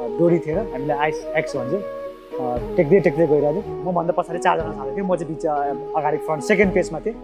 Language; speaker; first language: Nepali; non-native, local second language; Sherpa